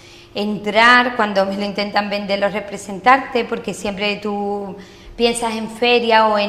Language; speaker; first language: Spanish; native; Spanish